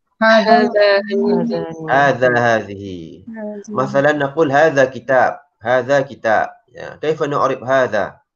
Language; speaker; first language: Arabic; non-native, fluent; Malay